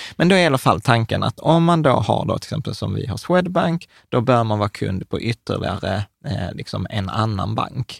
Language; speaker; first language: Swedish; early bilingual, other home language; Czech